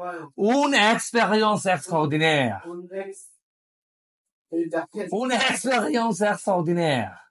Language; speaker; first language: French; non-native, learner; Bangla